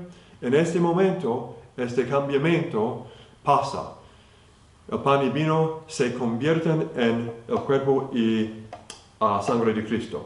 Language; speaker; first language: Spanish; non-native, fluent; English